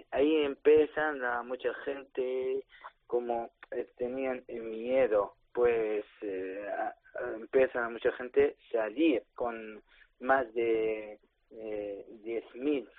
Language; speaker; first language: Spanish; non-native, learner; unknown